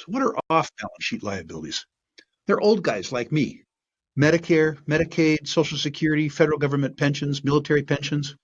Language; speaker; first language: English; native; English